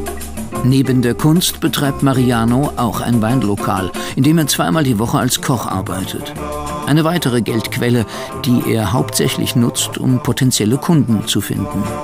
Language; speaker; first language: German; native; German